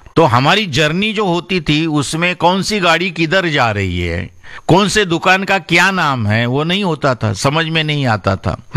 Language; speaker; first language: Hindi; non-native, local second language; Marathi